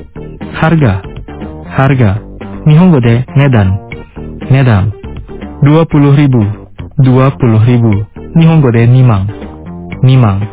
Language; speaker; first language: Japanese; non-native, fluent; Indonesian